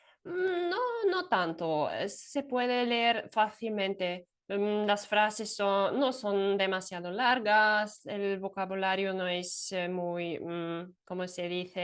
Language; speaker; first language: Spanish; non-native, fluent; German